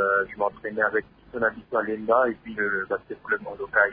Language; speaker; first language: French; non-native, local second language; Lingala